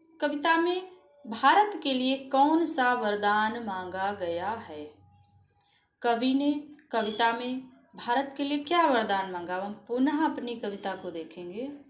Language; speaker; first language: Hindi; native; Hindi